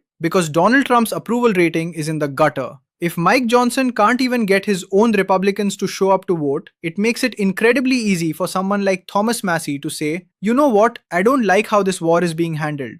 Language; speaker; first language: English; native; English